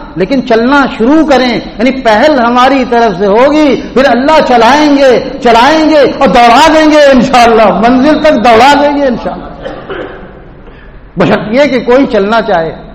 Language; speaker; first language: Urdu; native; Urdu